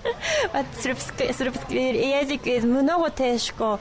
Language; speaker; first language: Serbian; non-native, learner; Japanese